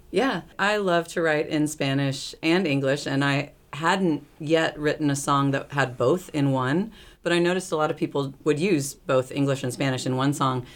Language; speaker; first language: English; early bilingual, other home language; Spanish